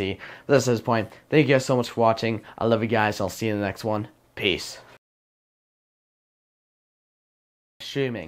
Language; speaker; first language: English; native; English